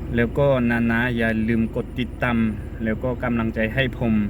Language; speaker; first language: Thai; non-native, fluent; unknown